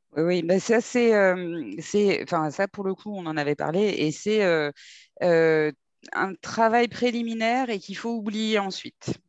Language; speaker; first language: French; native; French